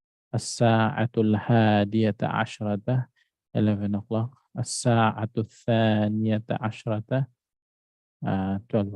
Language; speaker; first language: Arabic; non-native, fluent; Filipino